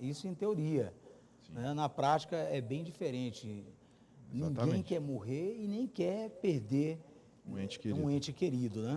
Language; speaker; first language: Portuguese; native; Portuguese